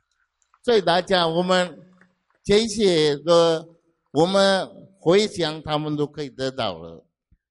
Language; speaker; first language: Chinese; non-native, fluent; Sinhala